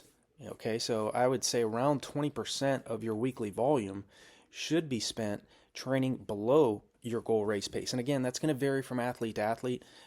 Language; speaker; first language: English; native; English